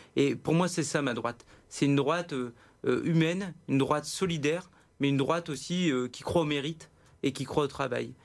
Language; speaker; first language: French; native; French